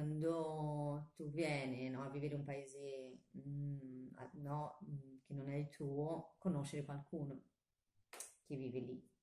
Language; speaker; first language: Italian; non-native, fluent; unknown